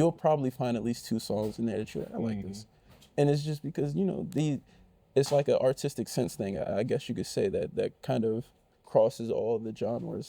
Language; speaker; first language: English; native; English